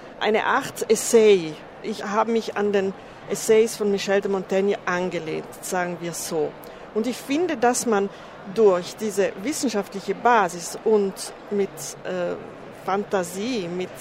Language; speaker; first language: German; non-native, local second language; Ladin